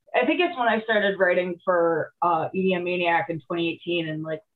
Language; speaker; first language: English; native; English